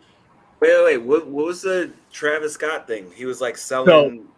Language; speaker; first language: English; native; English